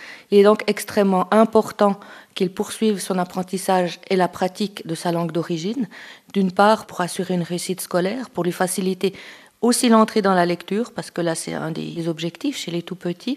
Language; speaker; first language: French; native; French